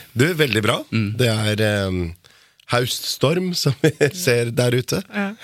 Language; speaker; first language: Norwegian; early bilingual, other home language; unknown